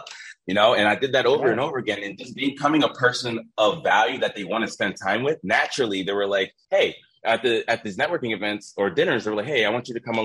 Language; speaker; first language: English; native; English